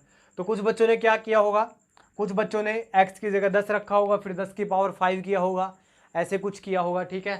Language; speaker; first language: Hindi; native; Hindi